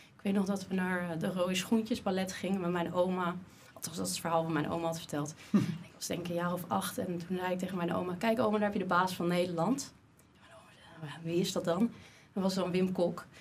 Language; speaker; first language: Dutch; native; Dutch